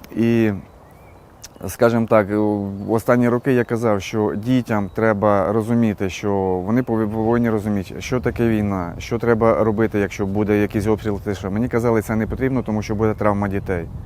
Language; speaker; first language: Ukrainian; native; Ukrainian